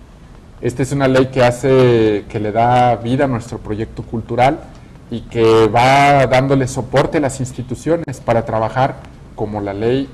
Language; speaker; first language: Spanish; native; Spanish